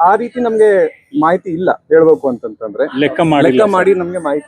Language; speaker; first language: Kannada; native; Kannada